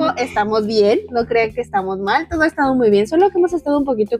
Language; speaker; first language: Spanish; native; Spanish